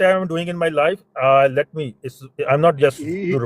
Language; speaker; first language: English; non-native, fluent; Punjabi